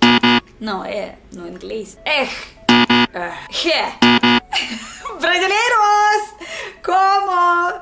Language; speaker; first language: Portuguese; non-native, learner; Russian